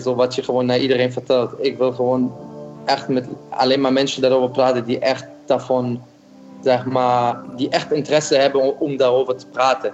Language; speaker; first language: Dutch; non-native, fluent; German